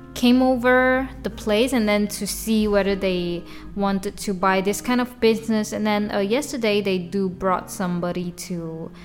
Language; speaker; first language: English; non-native, local second language; Chinese